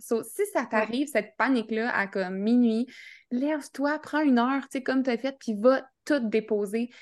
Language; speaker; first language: French; native; French